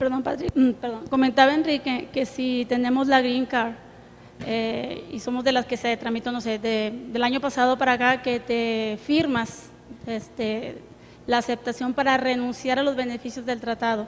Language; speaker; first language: Spanish; native; Spanish